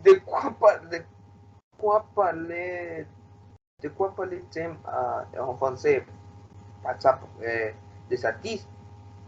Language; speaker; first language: French; non-native, learner; Spanish